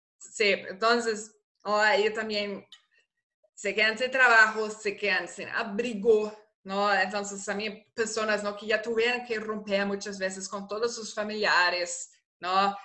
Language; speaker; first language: Spanish; non-native, fluent; German